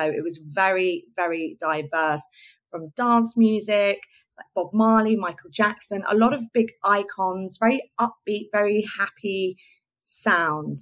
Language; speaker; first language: English; native; English